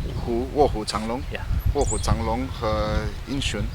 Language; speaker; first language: Chinese; non-native, learner; English